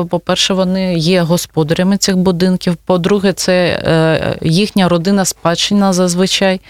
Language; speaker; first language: Ukrainian; non-native, local second language; Russian